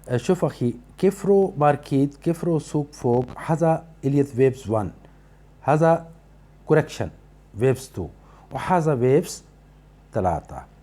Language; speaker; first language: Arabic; non-native, learner; Urdu